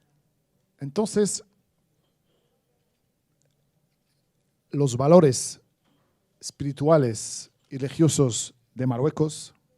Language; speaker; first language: Spanish; non-native, fluent; Arabic